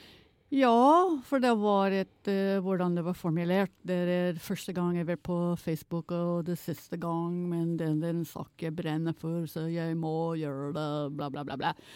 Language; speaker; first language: Norwegian; non-native, fluent; English